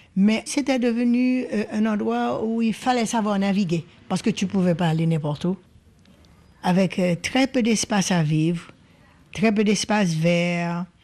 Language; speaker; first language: French; non-native, local second language; Haitian Creole